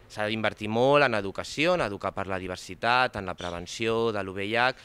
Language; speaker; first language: Catalan; native; Catalan